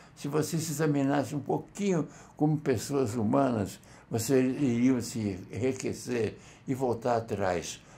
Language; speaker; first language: Portuguese; native; Portuguese